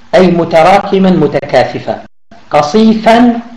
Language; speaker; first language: Arabic; native; Arabic